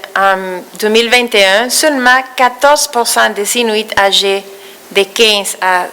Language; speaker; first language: French; non-native, fluent; Spanish